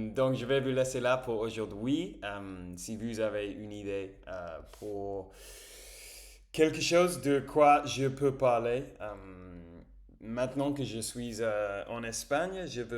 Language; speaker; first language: French; non-native, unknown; English